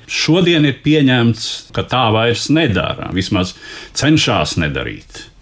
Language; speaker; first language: Latvian; native; Latvian